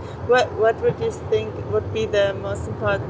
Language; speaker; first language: English; non-native, fluent; German